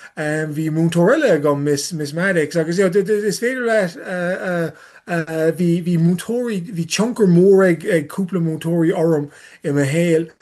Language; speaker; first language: Irish; non-native, learner; English